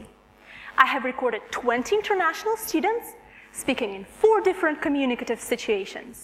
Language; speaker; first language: English; non-native, fluent; Russian